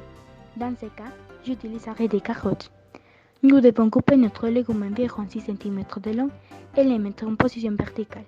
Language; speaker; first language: French; non-native, learner; Spanish